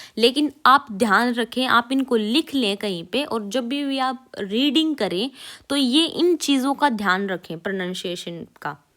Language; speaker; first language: Hindi; native; Hindi